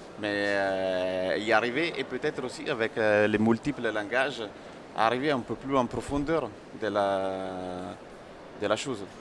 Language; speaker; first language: French; non-native, fluent; Italian